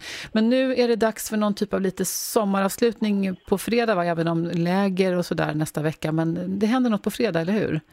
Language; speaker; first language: Swedish; native; Swedish